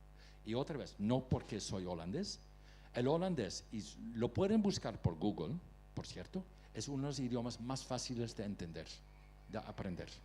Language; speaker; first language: Spanish; non-native, fluent; Dutch